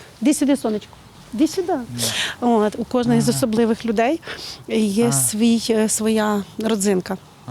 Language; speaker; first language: Ukrainian; native; Ukrainian